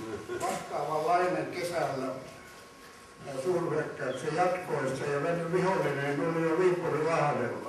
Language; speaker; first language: Finnish; native; Finnish